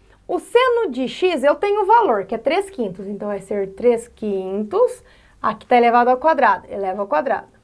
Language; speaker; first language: Portuguese; native; Portuguese